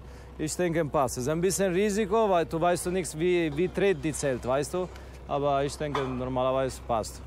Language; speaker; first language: German; non-native, learner; Italian